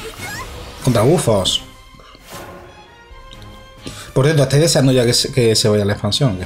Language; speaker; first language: Spanish; native; Spanish